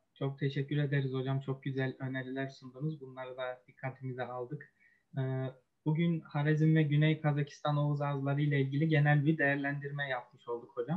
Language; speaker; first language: Turkish; native; Turkish